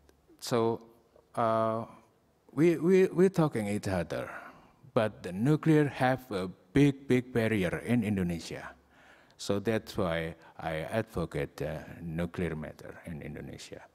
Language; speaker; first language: English; non-native, learner; Indonesian